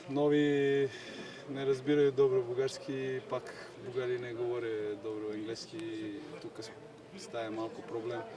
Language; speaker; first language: Bulgarian; non-native, learner; Serbian